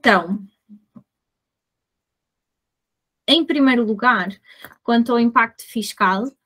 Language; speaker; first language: Portuguese; native; Portuguese